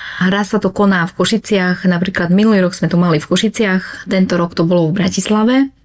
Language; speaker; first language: Slovak; early bilingual, other home language; Vietnamese